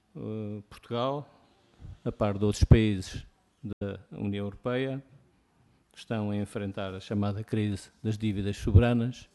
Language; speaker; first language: Portuguese; native; Portuguese